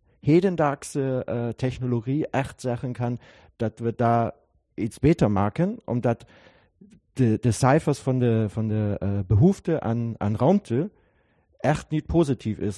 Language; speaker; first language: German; non-native, learner; Dutch